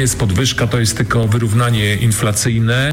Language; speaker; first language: Polish; native; Polish